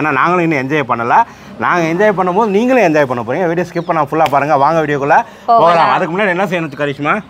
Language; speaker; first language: Tamil; native; Tamil